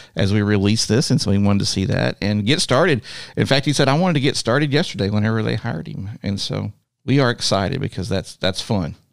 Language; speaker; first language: English; native; English